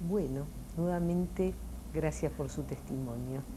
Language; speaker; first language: Spanish; native; Spanish